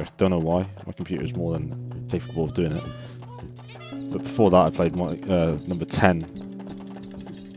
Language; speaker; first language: English; native; English